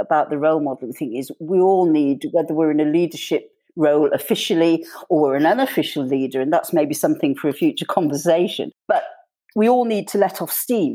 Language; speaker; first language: English; native; English